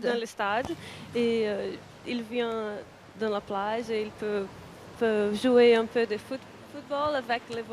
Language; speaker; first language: French; non-native, local second language; Portuguese